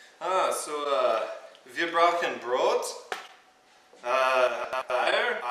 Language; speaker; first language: German; non-native, learner; English